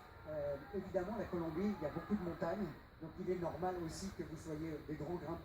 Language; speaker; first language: French; native; French